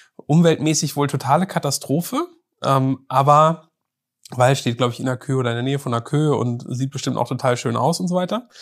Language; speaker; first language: German; native; German